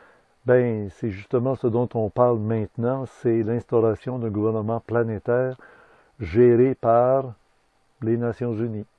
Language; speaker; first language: French; native; French